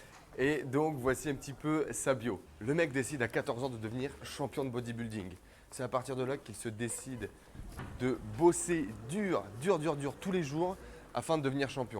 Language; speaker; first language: French; native; French